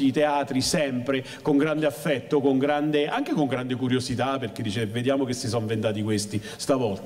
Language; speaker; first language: Italian; native; Italian